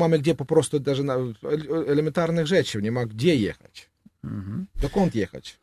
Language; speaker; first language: Polish; non-native, learner; Russian